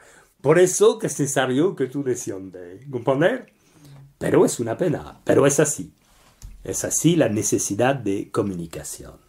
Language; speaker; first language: Spanish; non-native, learner; French